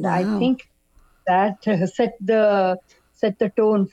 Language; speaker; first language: English; non-native, local second language; Kannada